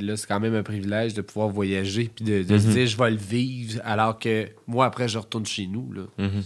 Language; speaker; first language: French; native; French